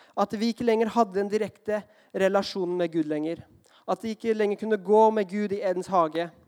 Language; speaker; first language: Norwegian; early bilingual, heritage; Norwegian